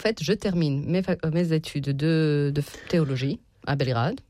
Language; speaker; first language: French; non-native, fluent; Serbian